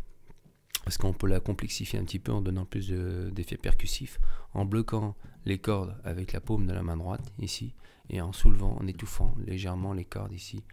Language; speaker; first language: French; native; French